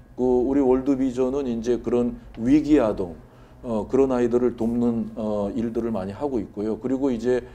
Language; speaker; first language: Korean; native; Korean